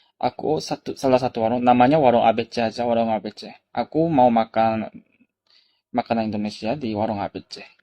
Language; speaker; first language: Indonesian; non-native, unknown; Korean